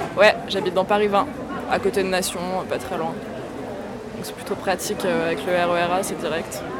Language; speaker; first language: French; native; French